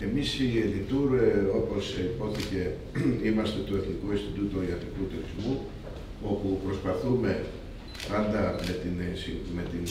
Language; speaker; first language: Greek; native; Greek